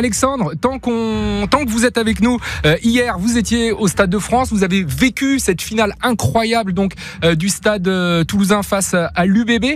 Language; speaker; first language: French; native; French